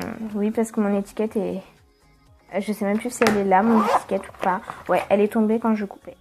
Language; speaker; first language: French; native; French